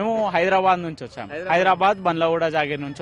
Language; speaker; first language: Telugu; native; Telugu